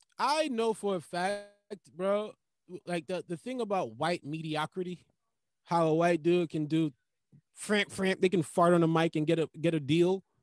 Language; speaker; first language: English; native; English